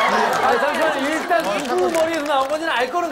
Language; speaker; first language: Korean; native; Korean